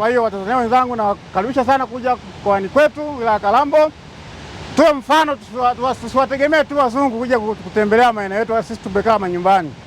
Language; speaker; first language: Swahili; native; Swahili